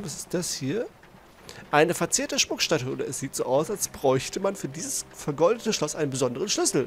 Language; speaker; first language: German; native; German